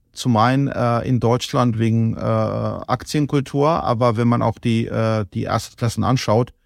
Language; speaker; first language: German; non-native, fluent; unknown